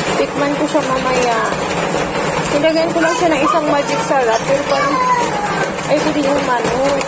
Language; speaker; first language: Filipino; non-native, local second language; Cebuano